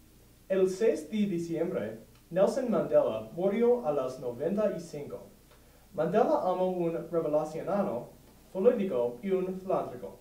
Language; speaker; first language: Spanish; non-native, learner; English